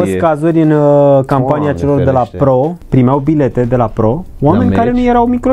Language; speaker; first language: Romanian; native; Romanian